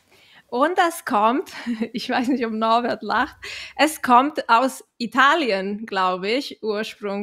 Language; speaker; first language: German; non-native, fluent; Catalan